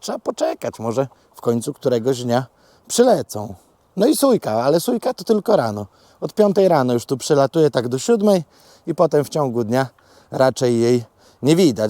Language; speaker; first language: Polish; native; Polish